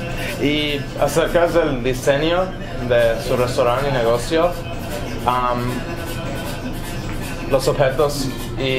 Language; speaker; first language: Spanish; early bilingual, other home language; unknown